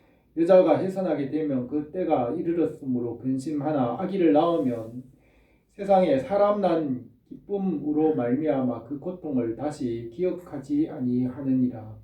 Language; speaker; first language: Korean; native; Korean